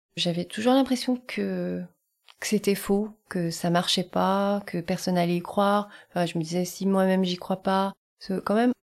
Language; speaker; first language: French; early bilingual, other home language; Vietnamese